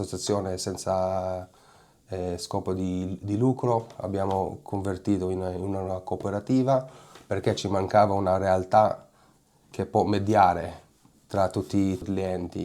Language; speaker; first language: Italian; non-native, fluent; Hebrew